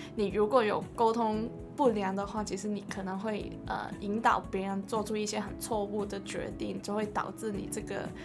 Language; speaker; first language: Chinese; non-native, local second language; Cantonese